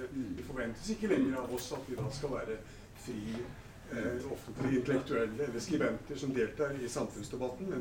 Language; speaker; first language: Norwegian; native; Norwegian